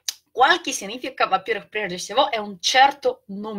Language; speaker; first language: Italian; non-native, fluent; Russian